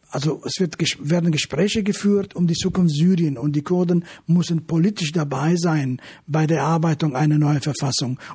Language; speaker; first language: German; non-native, fluent; Arabic